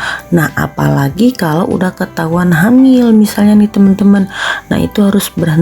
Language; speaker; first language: Indonesian; native; Indonesian